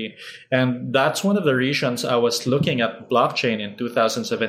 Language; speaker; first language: English; non-native, local second language; Filipino